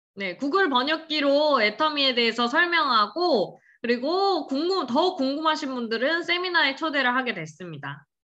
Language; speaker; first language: Korean; native; Korean